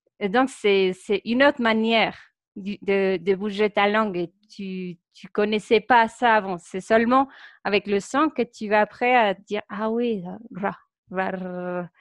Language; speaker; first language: French; non-native, fluent; Spanish